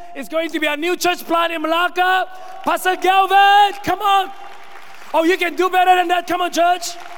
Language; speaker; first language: English; non-native, local second language; Chinese